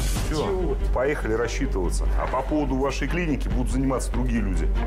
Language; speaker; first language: Russian; native; Russian